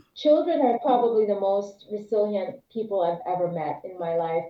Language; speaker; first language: English; non-native, local second language; Filipino